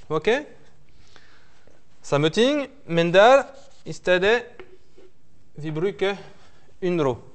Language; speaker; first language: Norwegian; non-native, fluent; French